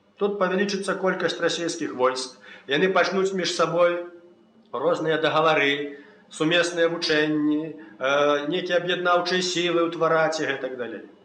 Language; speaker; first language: Belarusian; native; Belarusian